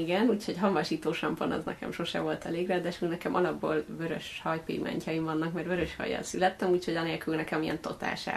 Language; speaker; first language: Hungarian; native; Hungarian